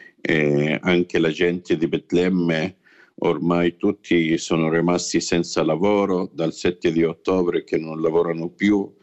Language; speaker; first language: Italian; non-native, fluent; Arabic